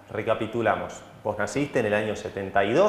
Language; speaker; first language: Spanish; native; Spanish